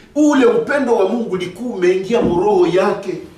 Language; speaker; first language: French; non-native, local second language; Swahili